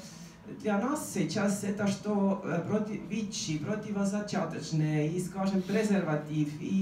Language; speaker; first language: Russian; non-native, fluent; Estonian